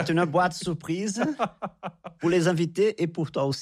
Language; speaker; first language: French; non-native, fluent; Portuguese